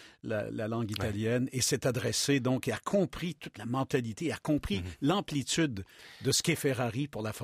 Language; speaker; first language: French; native; French